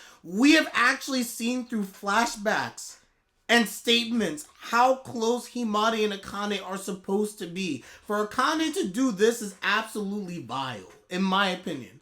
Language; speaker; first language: English; native; English